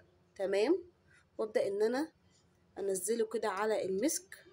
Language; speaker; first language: Arabic; native; Arabic